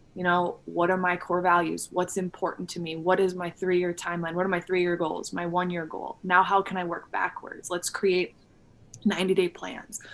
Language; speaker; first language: English; native; English